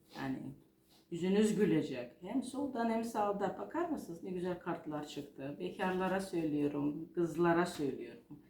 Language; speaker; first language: Turkish; non-native, fluent; Georgian